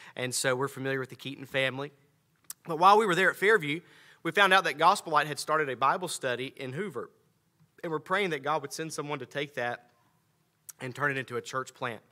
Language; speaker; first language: English; native; English